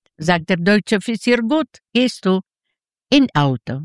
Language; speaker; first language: German; non-native, learner; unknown